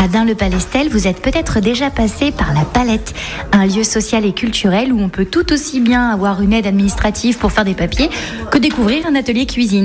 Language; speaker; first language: French; native; French